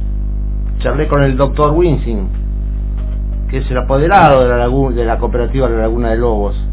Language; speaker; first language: Spanish; native; Spanish